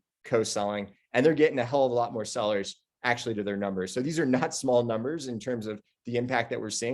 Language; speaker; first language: English; native; English